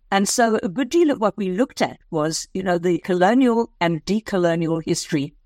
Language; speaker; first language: English; native; English